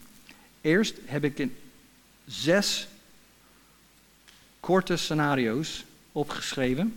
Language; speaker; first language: Dutch; non-native, fluent; English